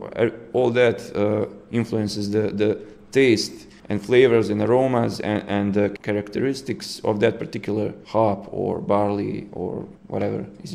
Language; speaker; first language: English; non-native, fluent; Serbian